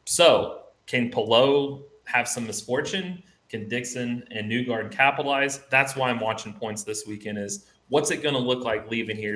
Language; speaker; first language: English; native; English